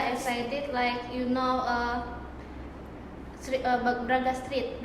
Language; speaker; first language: English; non-native, learner; Indonesian